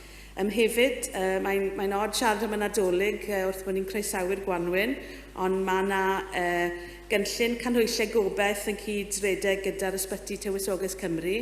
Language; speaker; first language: Welsh; native; Welsh